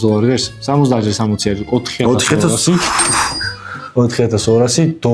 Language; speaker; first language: Georgian; native; Georgian